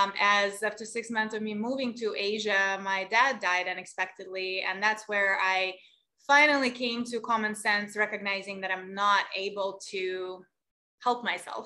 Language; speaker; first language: English; non-native, fluent; Russian